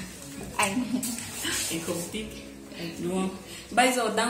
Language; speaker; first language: Vietnamese; non-native, learner; Portuguese